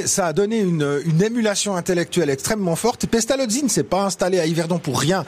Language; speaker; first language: French; native; French